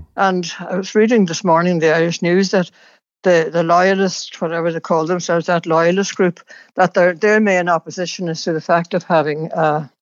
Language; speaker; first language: English; native; English